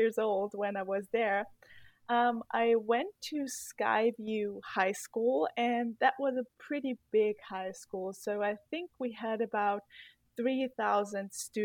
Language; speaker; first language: English; non-native, fluent; German